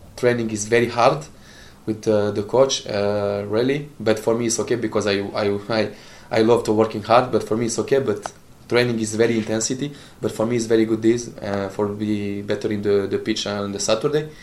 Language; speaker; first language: English; non-native, learner; Italian